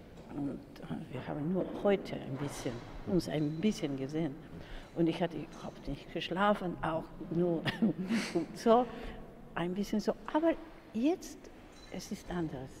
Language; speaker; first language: German; non-native, learner; Spanish